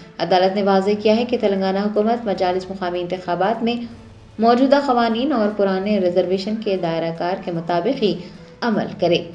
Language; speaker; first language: Urdu; native; Urdu